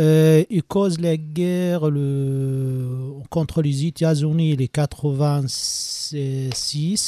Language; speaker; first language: French; non-native, learner; Arabic